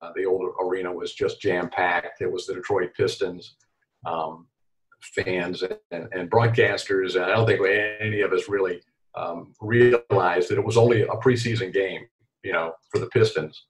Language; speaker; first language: English; native; English